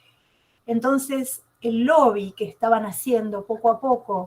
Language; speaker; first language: Spanish; native; Spanish